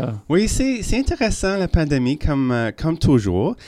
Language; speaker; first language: French; non-native, local second language; English